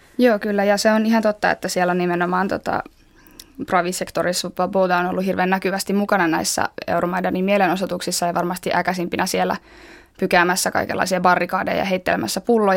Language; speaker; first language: Finnish; native; Finnish